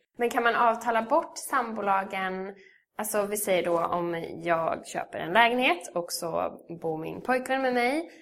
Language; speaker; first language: Swedish; native; Swedish